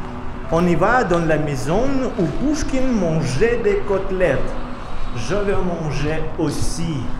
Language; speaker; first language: French; non-native, learner; Russian